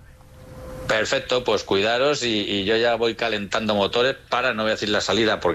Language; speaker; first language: Spanish; native; Spanish